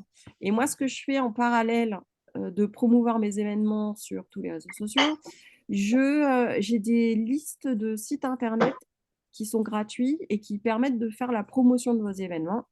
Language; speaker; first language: French; native; French